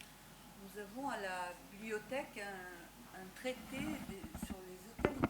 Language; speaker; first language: French; native; French